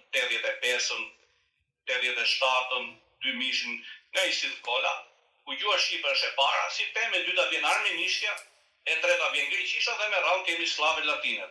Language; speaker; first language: Albanian; native; Albanian